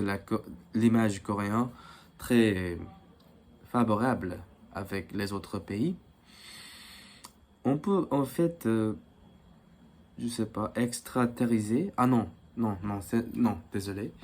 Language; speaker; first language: French; non-native, fluent; Korean